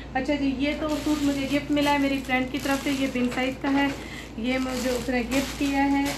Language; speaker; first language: Urdu; native; Urdu